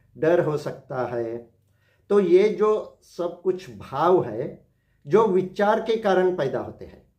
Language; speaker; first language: Hindi; non-native, local second language; Marathi